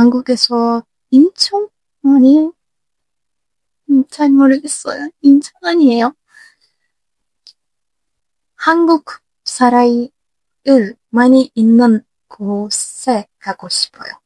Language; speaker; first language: Korean; non-native, learner; Turkish